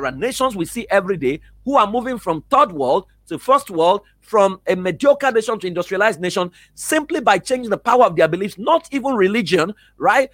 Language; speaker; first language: English; non-native, local second language; Yoruba